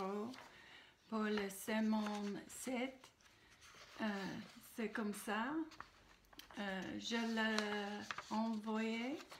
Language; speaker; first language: French; non-native, fluent; English